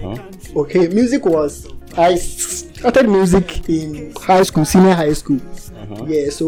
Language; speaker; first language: English; non-native, local second language; Akan